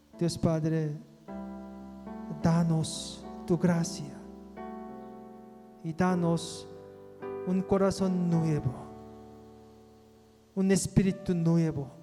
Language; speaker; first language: Spanish; non-native, fluent; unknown